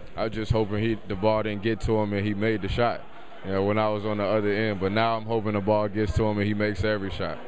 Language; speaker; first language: English; native; English